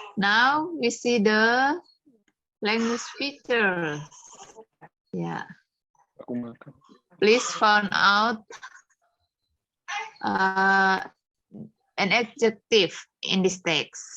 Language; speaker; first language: English; non-native, fluent; Indonesian